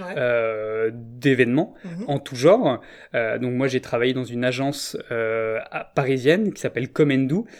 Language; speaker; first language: French; native; French